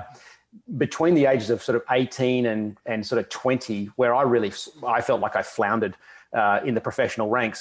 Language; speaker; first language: English; native; English